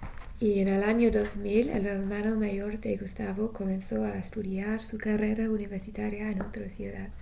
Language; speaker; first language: Spanish; non-native, learner; English